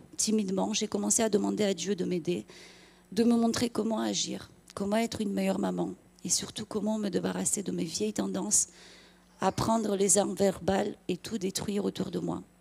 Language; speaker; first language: French; non-native, fluent; Romanian